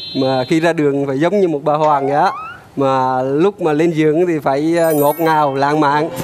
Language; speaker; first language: Vietnamese; native; Vietnamese